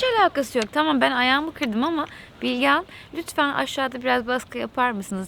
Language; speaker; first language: Turkish; native; Turkish